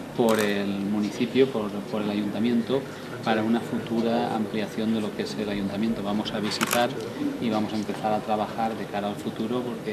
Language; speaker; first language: Spanish; non-native, local second language; Catalan